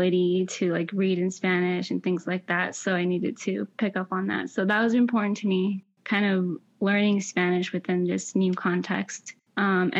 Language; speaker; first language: English; early bilingual, other home language; Spanish